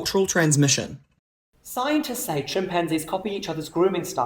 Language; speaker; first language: English; native; English